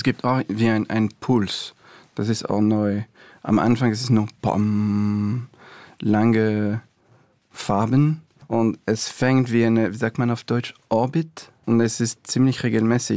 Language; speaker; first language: German; non-native, fluent; French